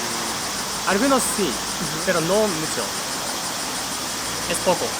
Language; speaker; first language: Spanish; non-native, learner; Japanese